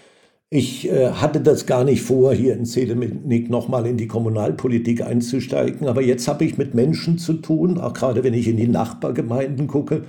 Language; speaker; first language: German; native; German